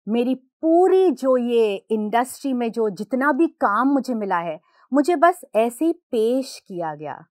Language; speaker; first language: Hindi; non-native, local second language; Gujarati